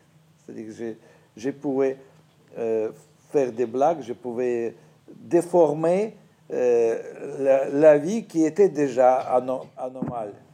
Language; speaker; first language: French; non-native, fluent; Russian